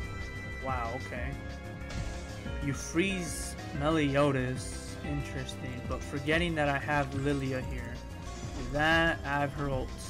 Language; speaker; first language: English; native; English